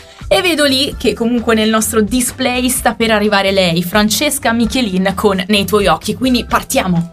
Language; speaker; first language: Italian; native; Italian